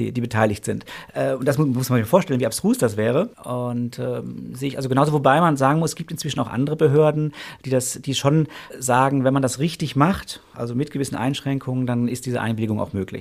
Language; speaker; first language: German; native; German